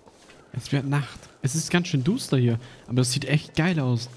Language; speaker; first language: German; native; German